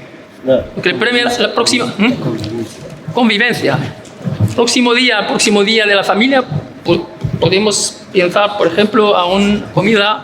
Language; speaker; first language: Spanish; non-native, learner; Arabic